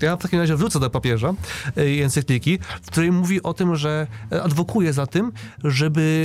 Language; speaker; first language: Polish; native; Polish